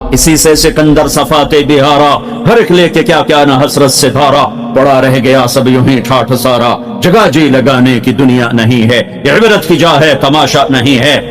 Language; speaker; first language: Hindi; non-native, local second language; Punjabi